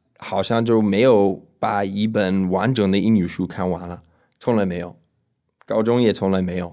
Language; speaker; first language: Chinese; non-native, fluent; English